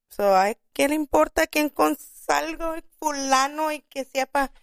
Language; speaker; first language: Spanish; early bilingual, other home language; English